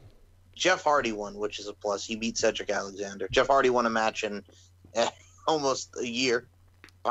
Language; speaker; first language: English; native; English